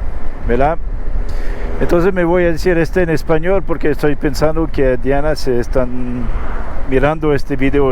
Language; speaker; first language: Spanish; non-native, learner; French